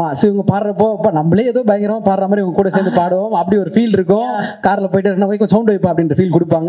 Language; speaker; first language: Tamil; native; Tamil